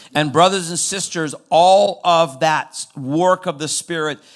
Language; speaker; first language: English; non-native, fluent; Persian